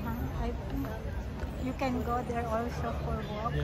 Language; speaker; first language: English; non-native, learner; Filipino